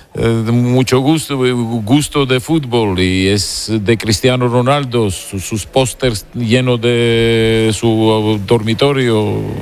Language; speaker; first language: Spanish; non-native, fluent; Georgian